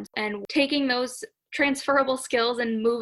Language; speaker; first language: English; native; English